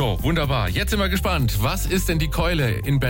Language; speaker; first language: German; native; German